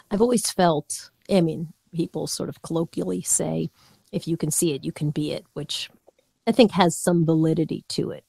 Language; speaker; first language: English; native; English